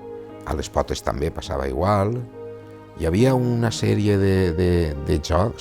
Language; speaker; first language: Catalan; native; Catalan